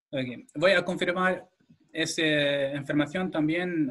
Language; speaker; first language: Spanish; non-native, fluent; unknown